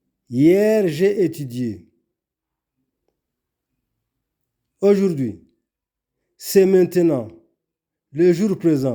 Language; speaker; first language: French; non-native, local second language; Kinyarwanda